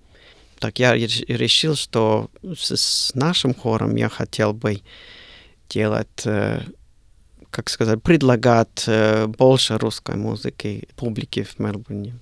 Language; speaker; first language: Russian; non-native, learner; English